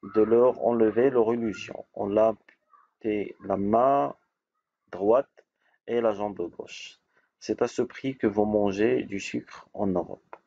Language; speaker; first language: French; non-native, local second language; Arabic